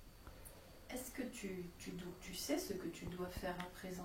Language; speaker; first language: French; native; French